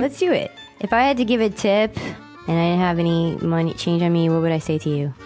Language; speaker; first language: English; native; English